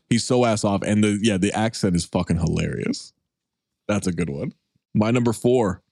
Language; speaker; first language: English; native; English